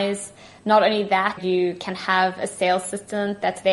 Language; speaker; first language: English; native; English